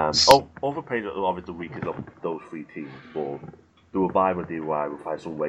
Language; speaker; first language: English; native; English